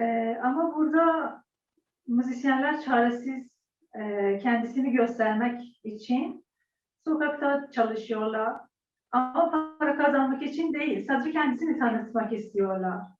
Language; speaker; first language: Turkish; non-native, learner; Persian